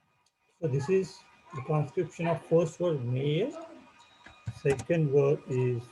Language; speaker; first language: English; non-native, local second language; Marathi